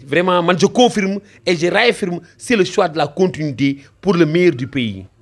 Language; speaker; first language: French; non-native, local second language; Wolof